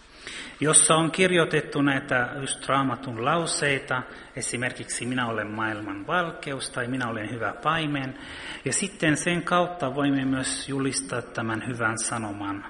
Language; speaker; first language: Finnish; early bilingual, heritage; Finnish